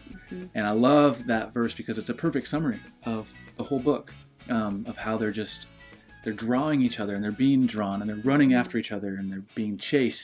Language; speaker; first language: English; native; English